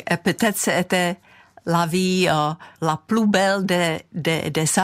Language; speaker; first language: French; non-native, fluent; Czech